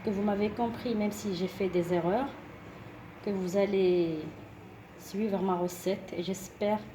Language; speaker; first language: French; non-native, local second language; Arabic